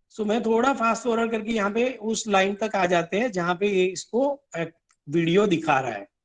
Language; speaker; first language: Hindi; non-native, local second language; Gujarati